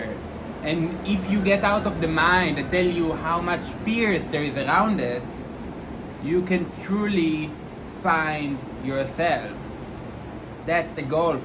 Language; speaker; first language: English; non-native, fluent; Hebrew